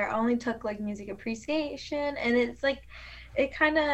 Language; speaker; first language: English; early bilingual, other home language; Spanish